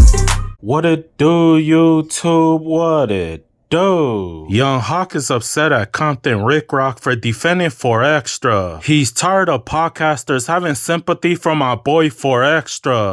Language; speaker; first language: English; native; English